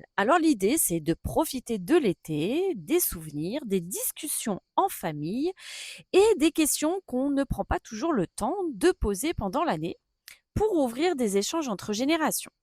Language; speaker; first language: French; native; French